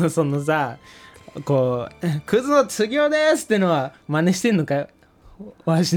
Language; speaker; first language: Japanese; native; Japanese